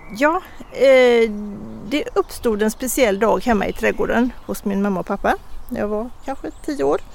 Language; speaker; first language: Swedish; native; Swedish